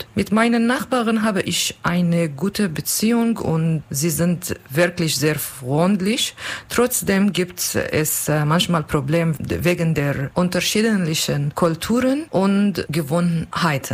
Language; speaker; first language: German; non-native, learner; Kurdish